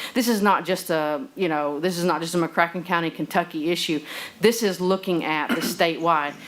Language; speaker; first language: English; native; English